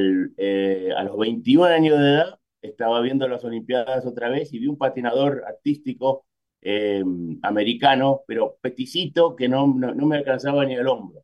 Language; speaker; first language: Spanish; native; Spanish